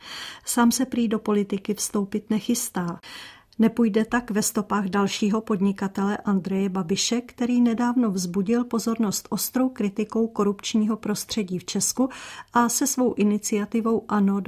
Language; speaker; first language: Czech; native; Czech